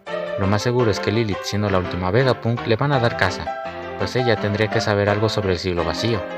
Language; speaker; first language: Spanish; native; Spanish